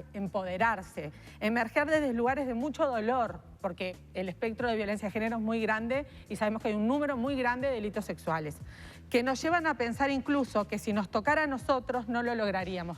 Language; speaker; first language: Spanish; native; Spanish